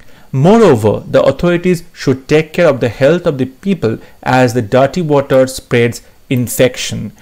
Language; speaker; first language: English; non-native, local second language; Bangla